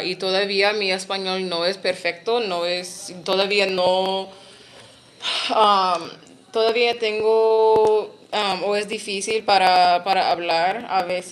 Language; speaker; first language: Spanish; non-native, learner; English